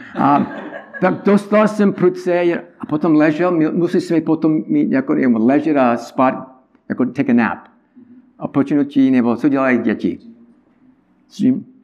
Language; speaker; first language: Czech; non-native, learner; English